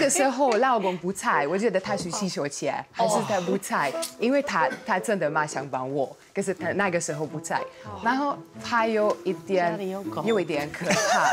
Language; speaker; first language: Chinese; non-native, learner; Hungarian